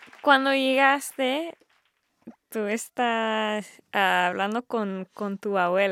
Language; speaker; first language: Spanish; early bilingual, heritage; Spanish